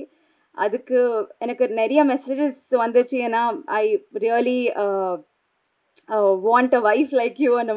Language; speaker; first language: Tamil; non-native, learner; Telugu